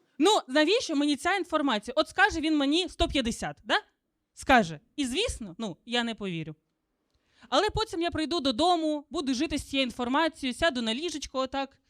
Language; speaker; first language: Ukrainian; non-native, local second language; Russian